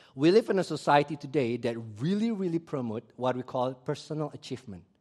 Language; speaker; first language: English; early bilingual, other home language; Indonesian